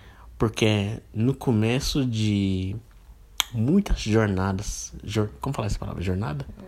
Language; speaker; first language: Portuguese; non-native, fluent; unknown